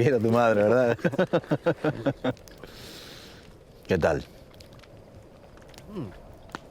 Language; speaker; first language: Spanish; native; Spanish